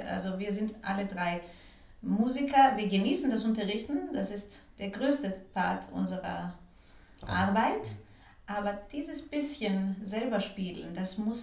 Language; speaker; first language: German; non-native, fluent; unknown